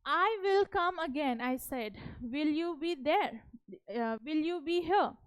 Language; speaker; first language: English; non-native, local second language; Hindi